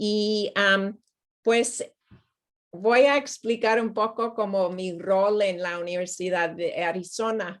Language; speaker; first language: Spanish; non-native, fluent; English